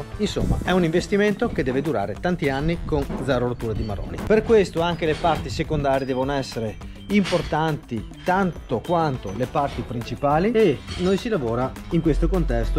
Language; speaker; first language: Italian; native; Italian